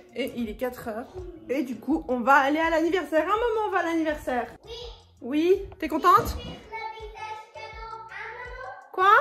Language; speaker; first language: French; native; French